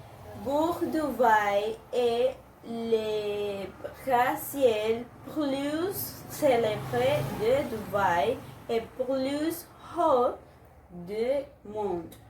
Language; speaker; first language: French; non-native, learner; Spanish